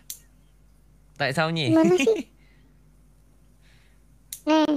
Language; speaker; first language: Vietnamese; non-native, learner; Indonesian